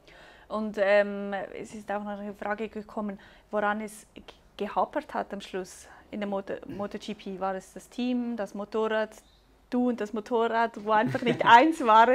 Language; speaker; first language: German; native; German